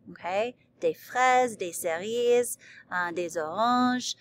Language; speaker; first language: French; non-native, fluent; English